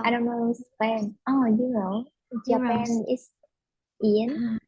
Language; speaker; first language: English; non-native, learner; Vietnamese